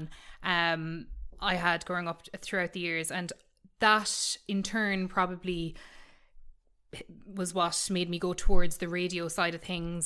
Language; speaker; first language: English; native; English